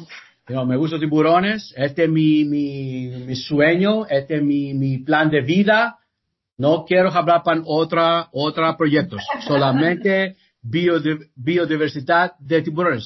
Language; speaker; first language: Spanish; non-native, learner; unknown